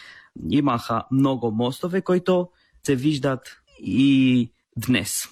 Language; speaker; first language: Bulgarian; non-native, fluent; Romanian